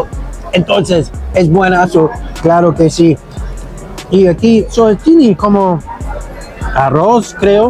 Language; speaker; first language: Spanish; non-native, learner; English